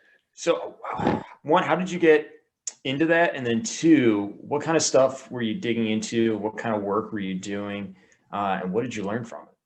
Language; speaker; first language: English; native; English